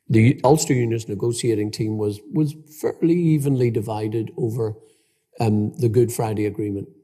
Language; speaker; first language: English; native; English